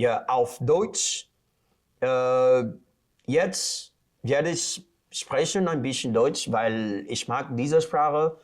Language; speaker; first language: German; non-native, learner; Portuguese